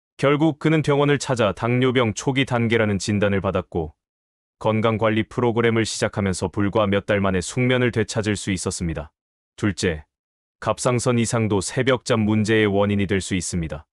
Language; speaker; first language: Korean; native; Korean